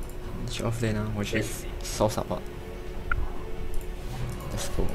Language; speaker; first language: Chinese; native; Chinese